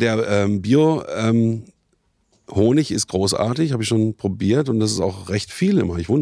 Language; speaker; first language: German; native; German